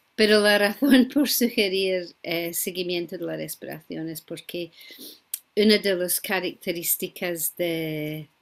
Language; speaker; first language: Spanish; non-native, fluent; English